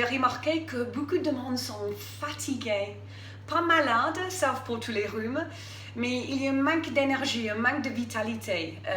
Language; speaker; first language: French; non-native, fluent; English